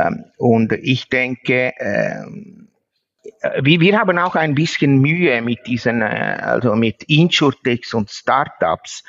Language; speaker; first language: German; non-native, fluent; Italian